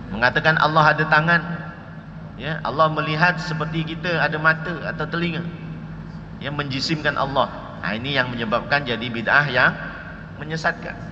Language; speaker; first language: Malay; native; Malay